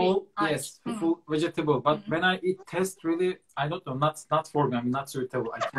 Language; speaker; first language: English; non-native, learner; Turkish